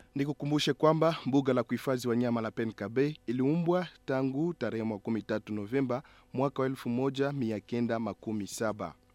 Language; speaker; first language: Swahili; native; Swahili